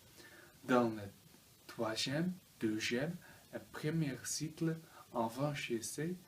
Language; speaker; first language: French; non-native, learner; Dutch